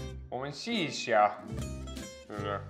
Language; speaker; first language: Chinese; non-native, learner; German